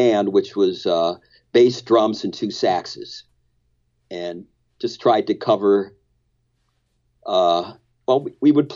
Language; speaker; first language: English; native; English